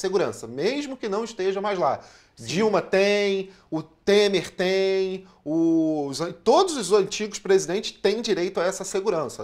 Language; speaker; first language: Portuguese; native; Portuguese